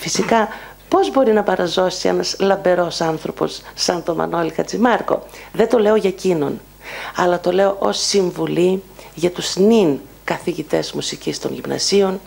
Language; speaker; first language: Greek; native; Greek